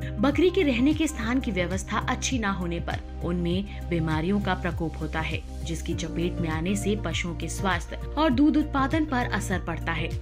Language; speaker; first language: Hindi; native; Hindi